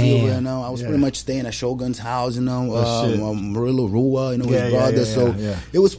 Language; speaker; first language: English; non-native, fluent; Portuguese